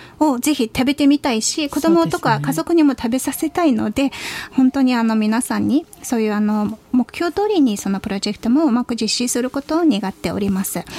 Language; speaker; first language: Japanese; non-native, fluent; Mongolian